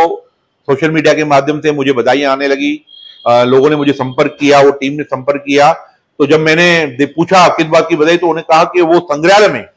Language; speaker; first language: Hindi; non-native, local second language; Sindhi